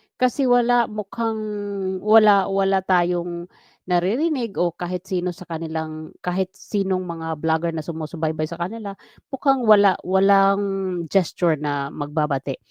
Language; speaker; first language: Filipino; non-native, local second language; Waray